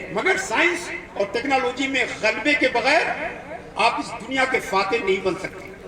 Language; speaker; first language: Urdu; native; Urdu